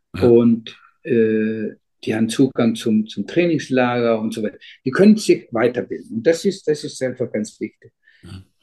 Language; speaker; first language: German; non-native, fluent; Icelandic